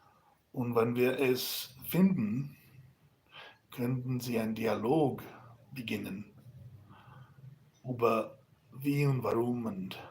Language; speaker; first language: German; non-native, learner; Spanish